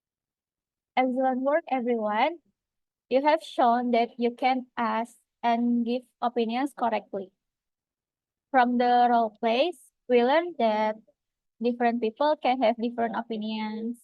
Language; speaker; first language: English; non-native, fluent; Indonesian